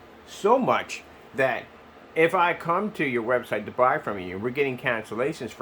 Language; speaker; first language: English; native; English